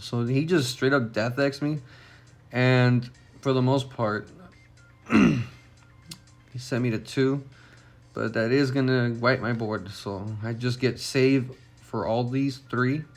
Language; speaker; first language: English; native; English